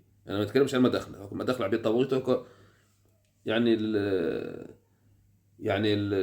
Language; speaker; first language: Arabic; native; Arabic